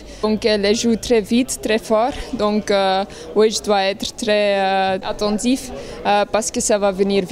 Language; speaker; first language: French; non-native, local second language; Dutch